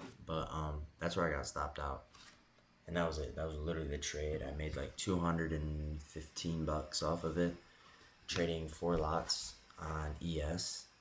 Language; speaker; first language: English; native; English